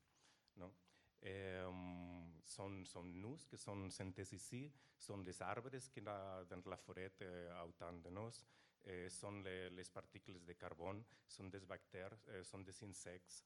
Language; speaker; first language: French; non-native, fluent; Portuguese